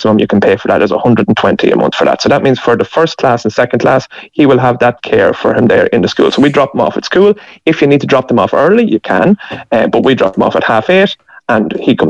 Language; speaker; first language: English; native; English